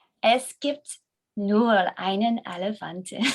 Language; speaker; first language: German; non-native, learner; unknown